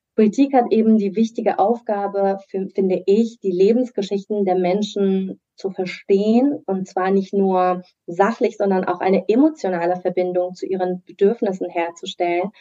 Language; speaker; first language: German; early bilingual, other home language; Persian